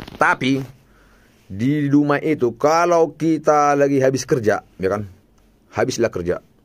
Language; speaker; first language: Indonesian; non-native, local second language; Batak Toba